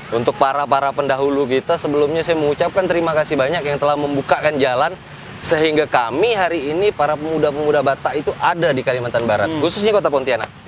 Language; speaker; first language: Indonesian; native; Indonesian